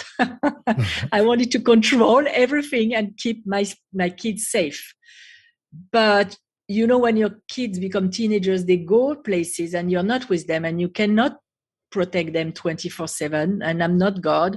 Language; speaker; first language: English; non-native, fluent; French